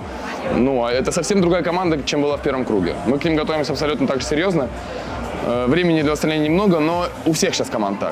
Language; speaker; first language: Russian; native; Russian